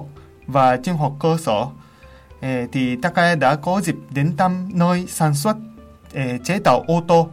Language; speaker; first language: Vietnamese; non-native, fluent; Japanese